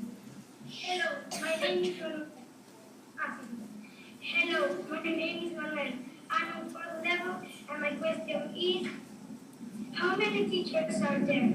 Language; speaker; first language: English; non-native, learner; Spanish